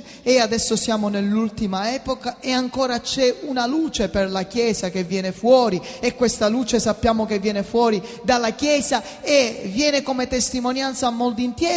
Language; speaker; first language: Italian; native; Italian